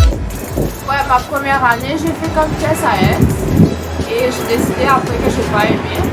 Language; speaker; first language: French; non-native, local second language; Morisyen